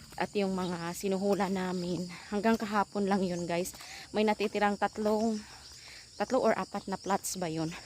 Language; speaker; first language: Filipino; non-native, local second language; Cebuano